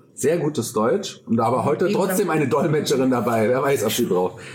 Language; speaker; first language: German; native; German